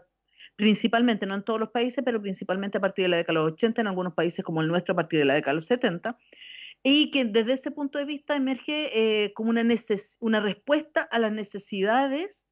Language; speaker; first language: Spanish; native; Spanish